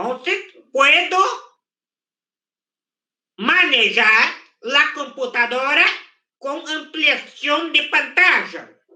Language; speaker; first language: Spanish; non-native, fluent; Portuguese